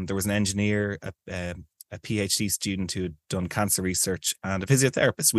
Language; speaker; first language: English; native; English